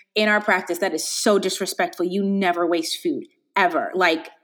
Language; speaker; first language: English; native; English